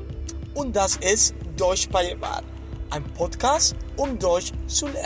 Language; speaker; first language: German; non-native, fluent; Spanish